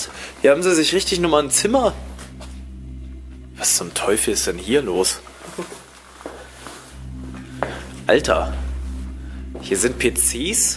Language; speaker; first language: German; native; German